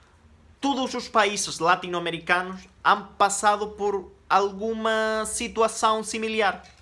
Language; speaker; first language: Portuguese; non-native, fluent; Spanish